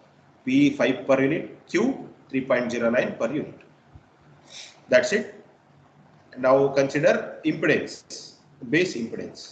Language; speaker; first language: English; non-native, local second language; Kannada